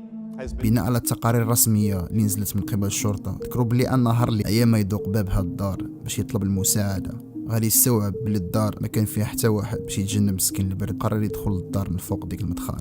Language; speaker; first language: Arabic; native; Arabic